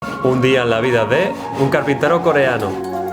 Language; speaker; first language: Spanish; native; Spanish